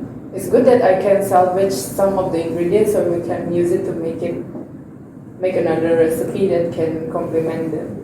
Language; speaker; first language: English; non-native, learner; Indonesian